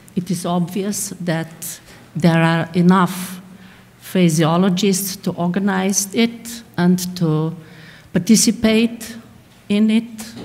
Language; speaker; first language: English; non-native, fluent; Slovenian